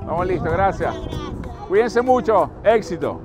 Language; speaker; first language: Spanish; native; Spanish